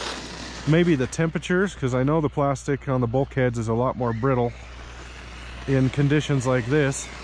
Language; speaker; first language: English; native; English